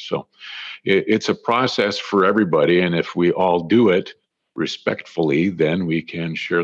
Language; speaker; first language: English; native; English